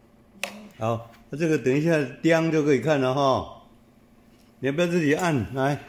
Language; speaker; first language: Chinese; native; Chinese